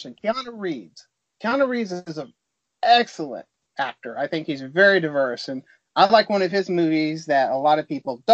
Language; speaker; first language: English; native; English